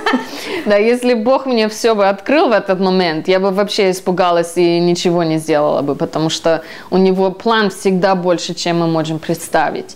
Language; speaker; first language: Russian; early bilingual, heritage; Russian